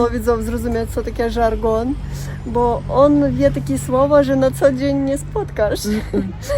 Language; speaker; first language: Polish; non-native, learner; Russian